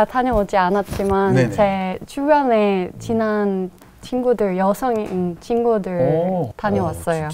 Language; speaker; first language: Korean; non-native, fluent; Norwegian